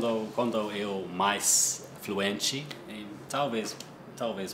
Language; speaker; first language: Portuguese; non-native, learner; English